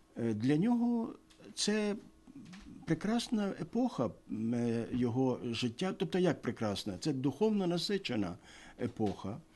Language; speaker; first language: Ukrainian; native; Ukrainian